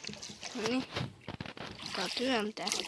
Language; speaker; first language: Finnish; native; Finnish